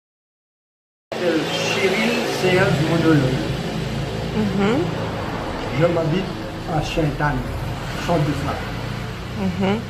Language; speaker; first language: French; non-native, local second language; Morisyen